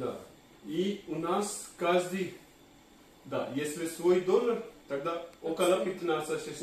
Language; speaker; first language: Russian; non-native, learner; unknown